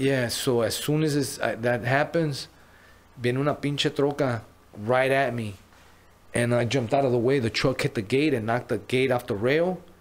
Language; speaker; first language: English; early bilingual, other home language; Spanish